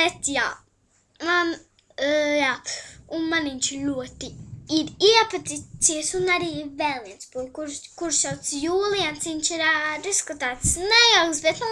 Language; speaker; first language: Latvian; early bilingual, heritage; Latvian